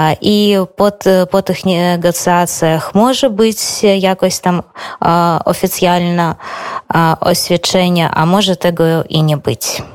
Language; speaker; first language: Polish; non-native, fluent; Belarusian